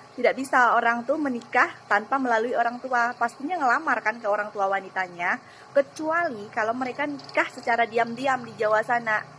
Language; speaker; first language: Indonesian; non-native, local second language; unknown